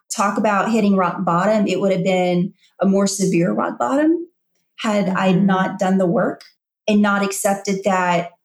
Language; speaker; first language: English; native; English